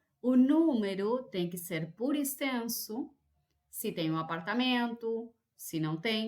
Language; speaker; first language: Portuguese; non-native, fluent; Spanish